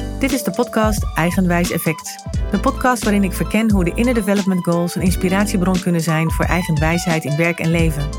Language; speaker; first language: Dutch; native; Dutch